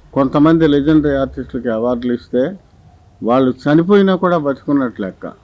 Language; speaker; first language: Telugu; native; Telugu